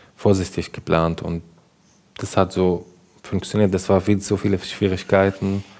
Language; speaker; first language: German; non-native, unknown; Arabic